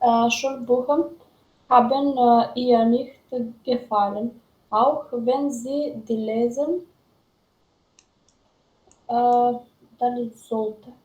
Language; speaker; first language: German; non-native, learner; Macedonian